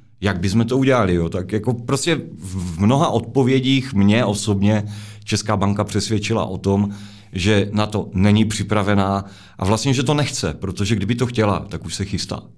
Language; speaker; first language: Czech; native; Czech